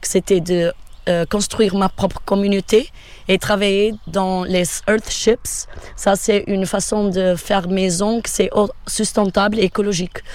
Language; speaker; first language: French; non-native, fluent; Portuguese